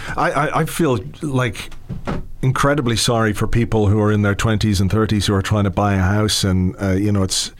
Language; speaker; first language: English; native; English